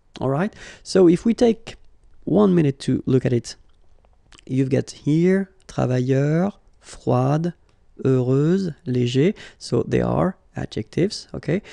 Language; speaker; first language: English; non-native, fluent; French